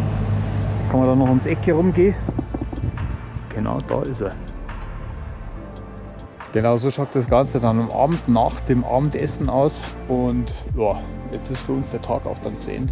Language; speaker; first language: German; native; German